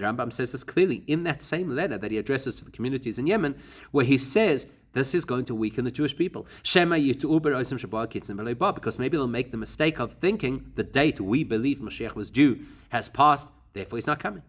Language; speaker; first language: English; native; English